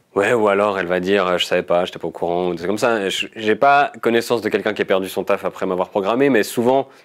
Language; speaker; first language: French; native; French